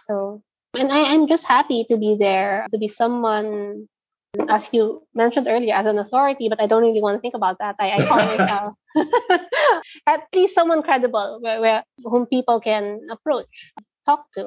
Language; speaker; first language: English; non-native, local second language; Filipino